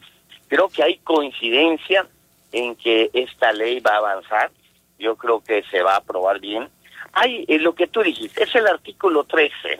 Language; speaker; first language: Spanish; native; Spanish